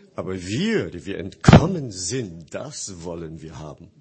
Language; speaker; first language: German; non-native, fluent; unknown